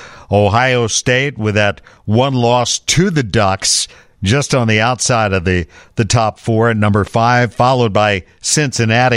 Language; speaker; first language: English; native; English